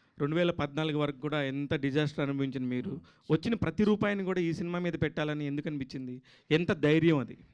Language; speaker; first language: Telugu; native; Telugu